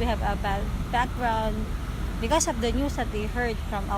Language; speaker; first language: English; non-native, learner; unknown